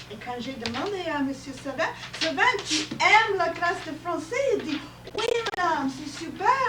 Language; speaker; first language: French; non-native, fluent; English